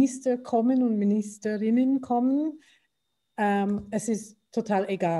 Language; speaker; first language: German; non-native, fluent; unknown